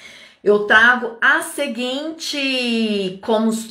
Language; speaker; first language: Portuguese; native; Portuguese